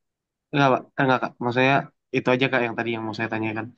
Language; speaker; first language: Indonesian; native; Indonesian